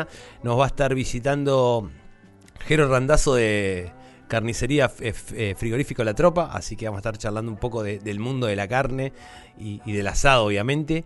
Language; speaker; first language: Spanish; native; Spanish